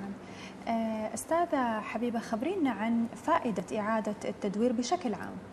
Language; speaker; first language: Arabic; native; Arabic